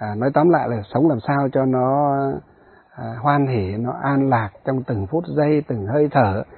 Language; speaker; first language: Vietnamese; non-native, local second language; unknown